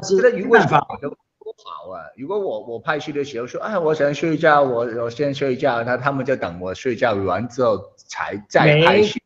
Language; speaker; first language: Chinese; non-native, local second language; Cantonese